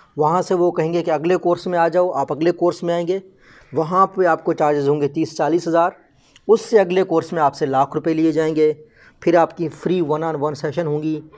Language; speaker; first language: Urdu; non-native, local second language; Baluchi